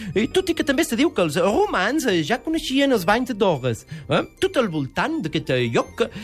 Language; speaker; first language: Catalan; non-native, local second language; French